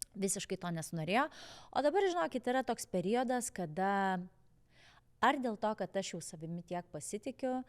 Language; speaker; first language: Lithuanian; native; Lithuanian